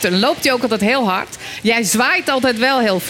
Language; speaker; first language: Dutch; native; Dutch